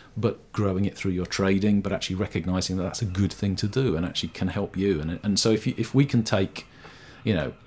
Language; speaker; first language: English; native; English